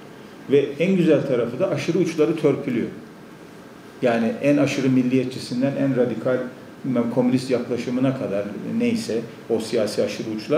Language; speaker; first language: Turkish; native; Turkish